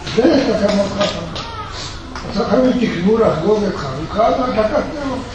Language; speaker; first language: Hebrew; early bilingual, other home language; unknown